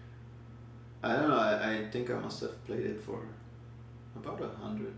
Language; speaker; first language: English; non-native, fluent; Dutch